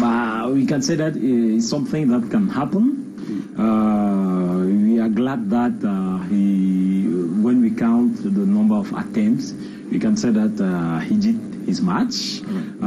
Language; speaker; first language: English; non-native, local second language; French